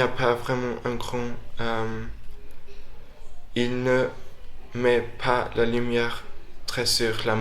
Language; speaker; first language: French; non-native, fluent; English